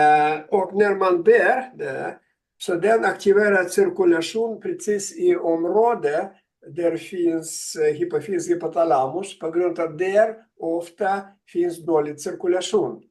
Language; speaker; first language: Swedish; non-native, learner; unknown